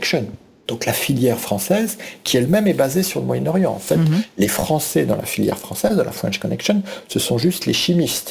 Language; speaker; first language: French; native; French